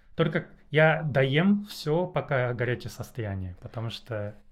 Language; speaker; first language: Russian; non-native, fluent; Japanese